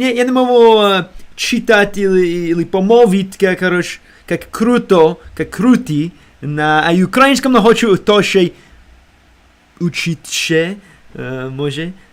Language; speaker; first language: Russian; non-native, learner; English